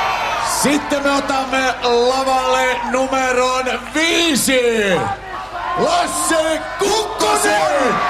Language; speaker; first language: Finnish; native; Finnish